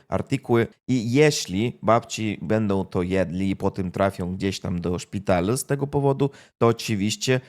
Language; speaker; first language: Polish; non-native, fluent; Russian